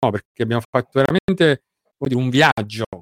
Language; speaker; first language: Italian; native; Italian